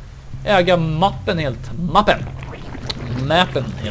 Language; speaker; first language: Swedish; native; Swedish